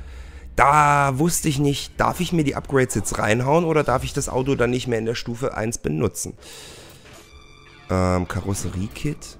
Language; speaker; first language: German; native; German